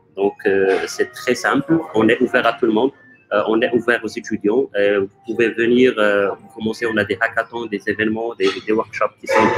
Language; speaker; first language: French; non-native, local second language; Arabic